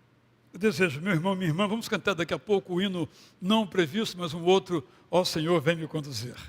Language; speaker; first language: Portuguese; native; Portuguese